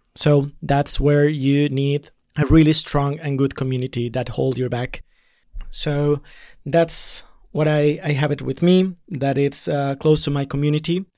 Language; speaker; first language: English; non-native, fluent; Spanish